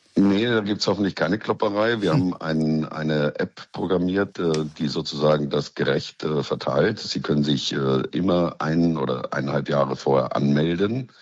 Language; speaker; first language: German; native; German